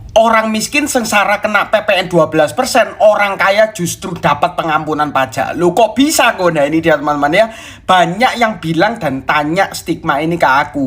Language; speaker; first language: Indonesian; native; Indonesian